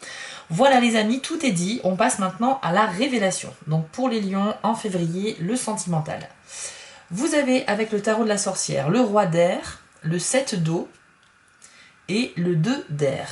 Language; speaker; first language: French; native; French